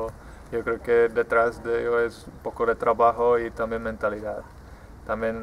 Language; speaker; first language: Spanish; non-native, fluent; Czech